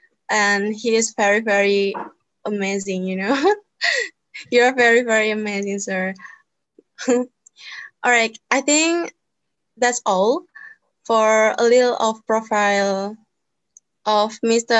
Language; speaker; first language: English; non-native, learner; Indonesian